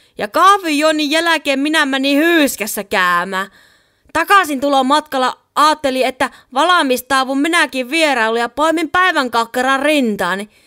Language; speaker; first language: Finnish; native; Finnish